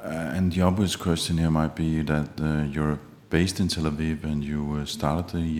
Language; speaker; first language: English; non-native, fluent; Danish